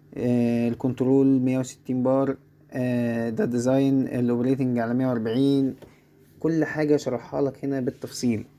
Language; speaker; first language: Arabic; native; Arabic